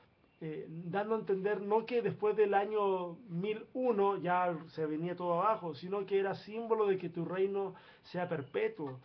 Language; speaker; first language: Spanish; native; Spanish